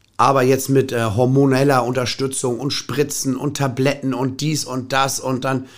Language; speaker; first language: German; native; German